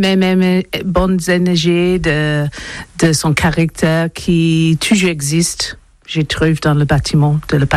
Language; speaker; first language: French; non-native, learner; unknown